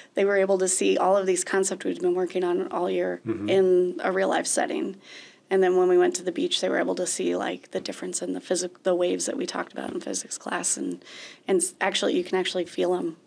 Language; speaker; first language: English; native; English